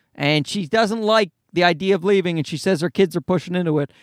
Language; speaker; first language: English; native; English